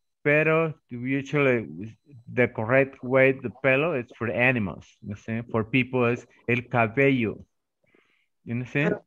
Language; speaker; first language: English; non-native, fluent; Spanish